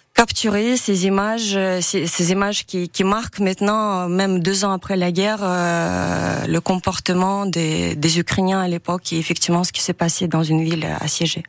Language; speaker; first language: French; non-native, fluent; Ukrainian